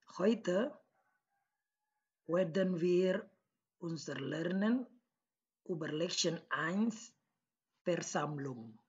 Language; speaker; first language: German; non-native, learner; Indonesian